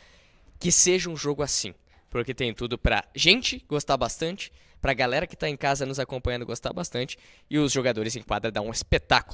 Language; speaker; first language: Portuguese; native; Portuguese